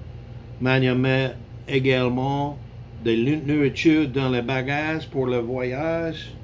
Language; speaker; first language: French; non-native, learner; English